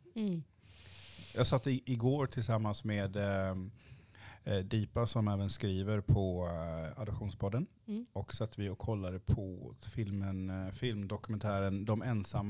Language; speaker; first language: Swedish; early bilingual, other home language; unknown